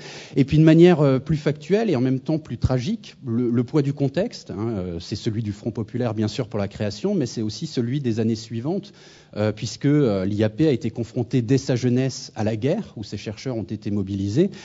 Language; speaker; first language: French; native; French